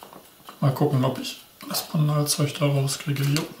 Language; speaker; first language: German; native; German